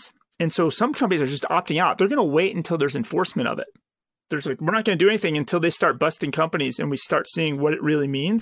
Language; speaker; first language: English; native; English